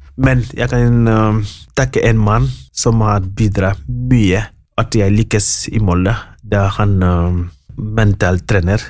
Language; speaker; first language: Norwegian; non-native, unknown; Wolof